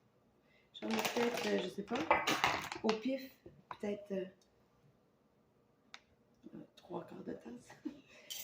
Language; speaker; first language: French; native; French